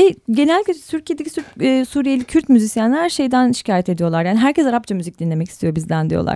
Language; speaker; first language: Turkish; native; Turkish